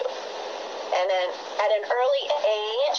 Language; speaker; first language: English; native; English